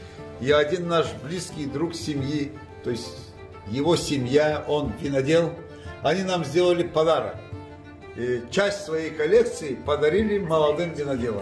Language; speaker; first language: Russian; non-native, local second language; Gagauz